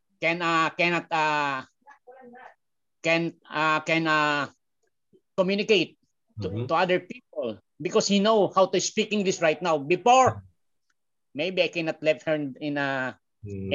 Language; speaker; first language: English; non-native, learner; Filipino